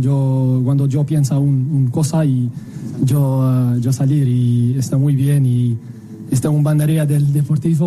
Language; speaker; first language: Spanish; non-native, learner; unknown